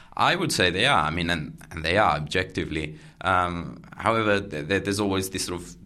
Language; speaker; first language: English; non-native, fluent; Catalan